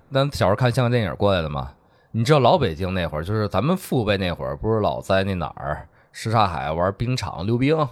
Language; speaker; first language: Chinese; native; Chinese